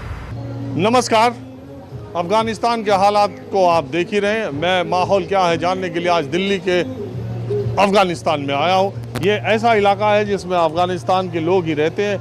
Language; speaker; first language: Hindi; native; Hindi